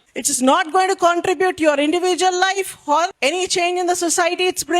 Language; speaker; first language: English; non-native, local second language; Telugu